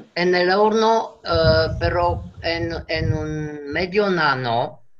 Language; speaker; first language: Spanish; non-native, fluent; Romanian